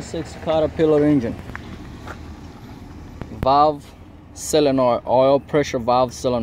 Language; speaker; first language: English; non-native, local second language; Somali